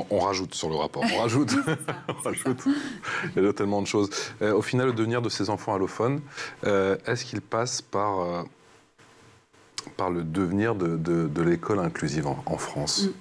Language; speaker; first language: French; native; French